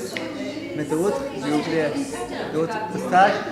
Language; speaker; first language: French; non-native, learner; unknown